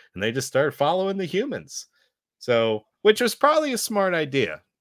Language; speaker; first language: English; native; English